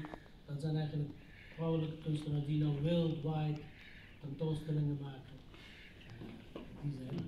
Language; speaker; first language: Dutch; non-native, fluent; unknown